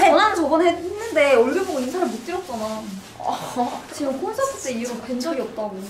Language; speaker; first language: Korean; native; Korean